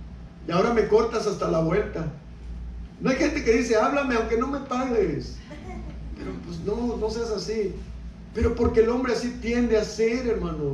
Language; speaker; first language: Spanish; native; Spanish